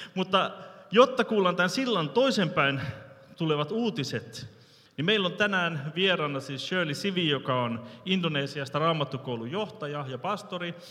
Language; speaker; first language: Finnish; early bilingual, heritage; Finnish